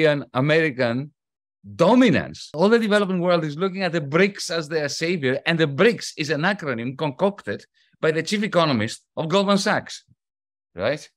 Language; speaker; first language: English; non-native, fluent; Greek